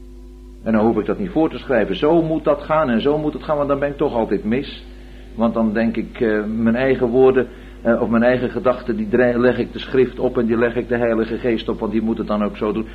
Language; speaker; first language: Dutch; native; Dutch